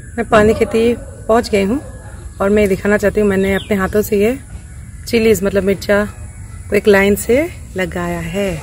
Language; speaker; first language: Hindi; native; Hindi